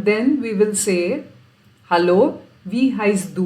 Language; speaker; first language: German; non-native, fluent; Marathi